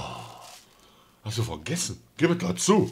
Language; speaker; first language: German; native; German